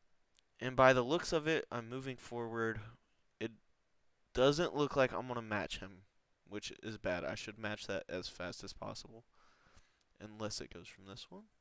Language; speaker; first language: English; native; English